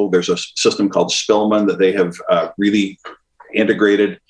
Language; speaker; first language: English; native; English